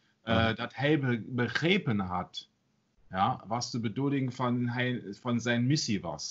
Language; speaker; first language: Dutch; non-native, learner; German